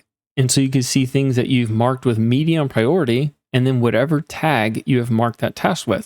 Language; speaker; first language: English; native; English